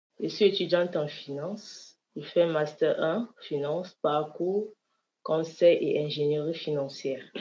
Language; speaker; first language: French; non-native, local second language; Kinyarwanda